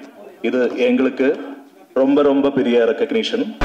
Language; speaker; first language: Tamil; non-native, learner; Malayalam